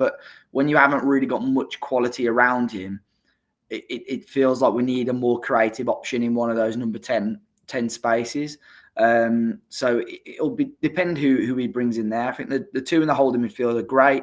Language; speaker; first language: English; native; English